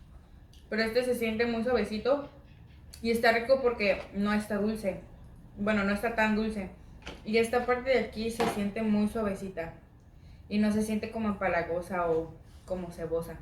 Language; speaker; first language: Spanish; native; Spanish